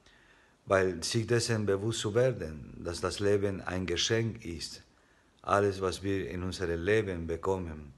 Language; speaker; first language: German; non-native, fluent; Spanish